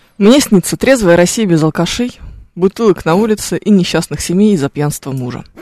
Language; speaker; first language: Russian; native; Russian